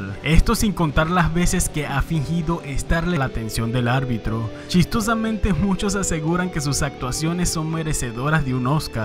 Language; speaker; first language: Spanish; native; Spanish